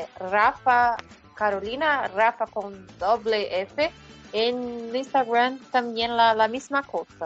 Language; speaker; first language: Spanish; non-native, fluent; Portuguese